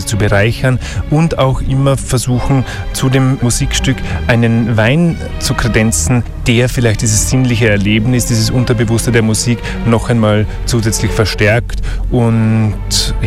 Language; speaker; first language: German; native; German